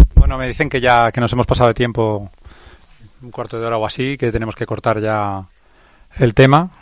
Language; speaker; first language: Spanish; non-native, local second language; Catalan